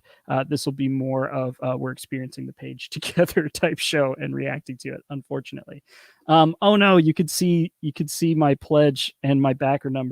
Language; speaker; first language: English; native; English